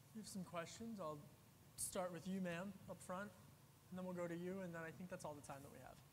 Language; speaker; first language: English; native; English